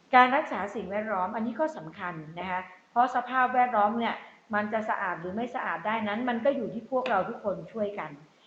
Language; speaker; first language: Thai; native; Thai